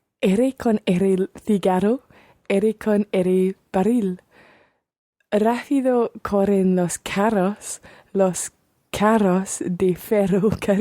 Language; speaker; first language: Spanish; non-native, learner; English